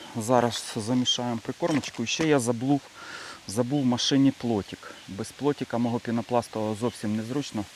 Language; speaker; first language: Ukrainian; native; Ukrainian